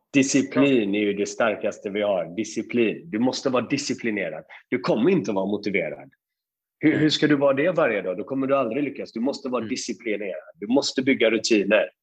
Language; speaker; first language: Swedish; early bilingual, other home language; Persian